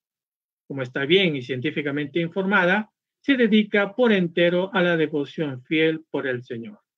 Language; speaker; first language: Spanish; native; Spanish